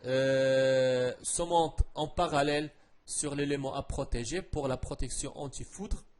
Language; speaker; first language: French; non-native, local second language; Arabic